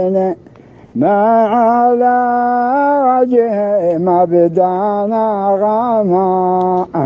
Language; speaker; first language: Arabic; native; Arabic